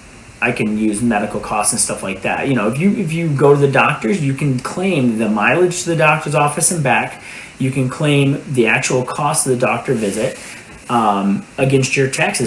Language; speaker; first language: English; native; English